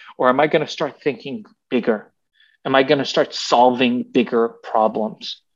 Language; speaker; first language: English; early bilingual, other home language; Persian